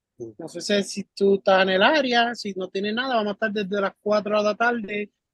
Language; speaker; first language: Spanish; early bilingual, heritage; Spanish